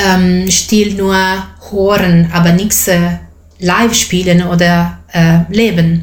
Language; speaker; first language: German; non-native, learner; Italian